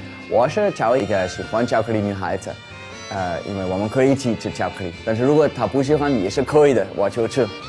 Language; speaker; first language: Chinese; non-native, learner; Swiss German